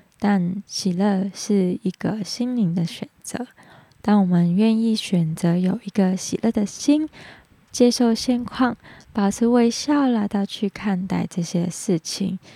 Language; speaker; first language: Chinese; non-native, local second language; Cantonese